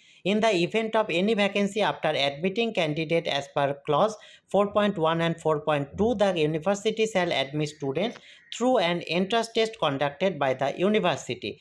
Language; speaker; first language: English; non-native, local second language; Bangla